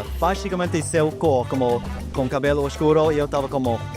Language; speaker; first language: Portuguese; non-native, learner; English